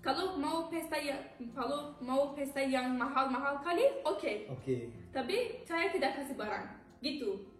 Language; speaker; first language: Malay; non-native, learner; Turkish